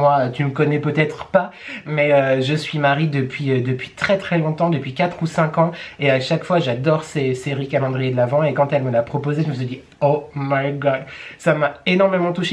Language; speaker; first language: French; native; French